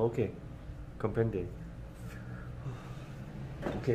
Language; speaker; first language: Spanish; non-native, learner; English